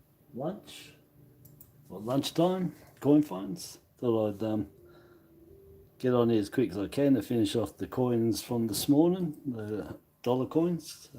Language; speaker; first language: English; native; English